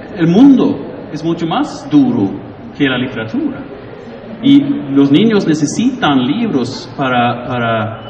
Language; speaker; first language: Spanish; non-native, learner; Swedish